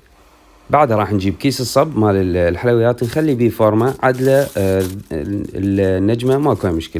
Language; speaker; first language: Arabic; native; Arabic